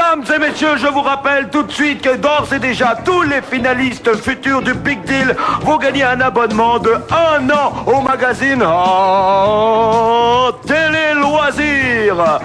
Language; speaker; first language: French; native; French